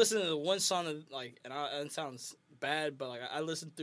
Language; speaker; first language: English; early bilingual, other home language; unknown